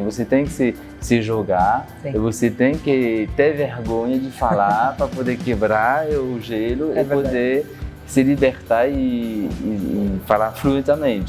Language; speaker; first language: Portuguese; non-native, fluent; French